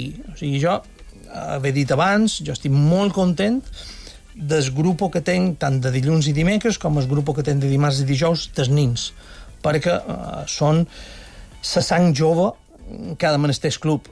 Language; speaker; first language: Catalan; native; Catalan